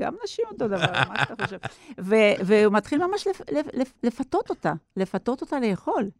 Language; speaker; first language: Hebrew; non-native, fluent; Russian